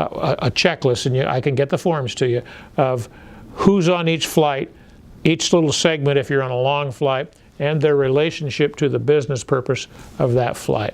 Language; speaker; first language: English; native; English